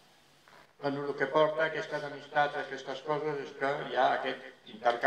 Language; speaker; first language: Italian; non-native, fluent; Catalan